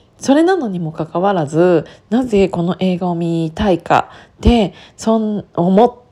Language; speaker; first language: Japanese; native; Japanese